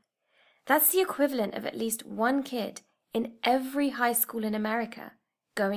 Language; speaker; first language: English; native; English